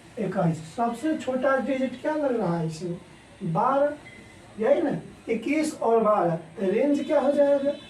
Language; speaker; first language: Hindi; native; Hindi